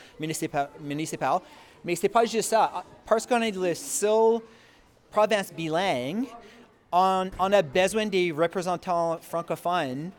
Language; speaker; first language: French; non-native, local second language; English